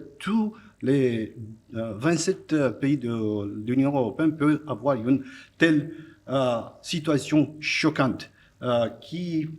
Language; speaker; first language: French; non-native, fluent; Romanian